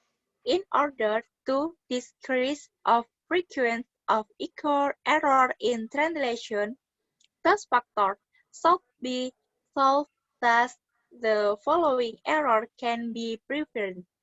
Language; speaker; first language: English; non-native, learner; Indonesian